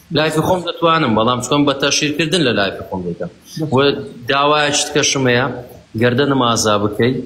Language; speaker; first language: Central Kurdish; native; Central Kurdish